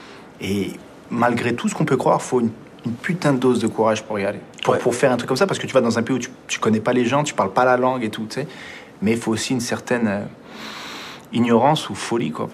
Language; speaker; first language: French; early bilingual, other home language; Arabic